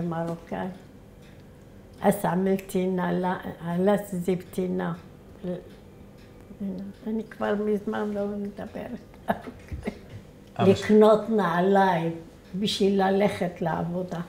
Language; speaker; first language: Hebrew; early bilingual, other home language; Arabic